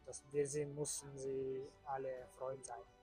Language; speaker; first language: German; non-native, learner; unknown